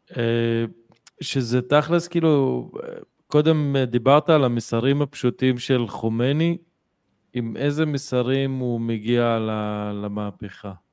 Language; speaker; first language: Hebrew; non-native, local second language; Arabic